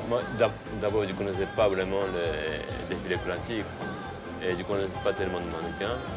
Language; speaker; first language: French; non-native, fluent; Japanese